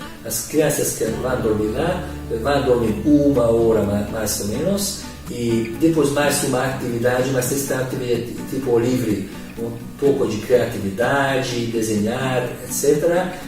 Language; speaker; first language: Portuguese; non-native, learner; Hungarian